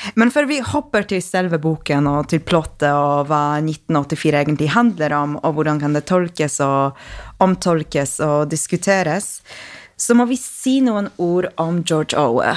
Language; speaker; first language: Norwegian; non-native, fluent; Polish